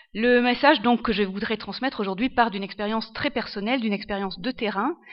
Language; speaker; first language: French; non-native, local second language; Arabic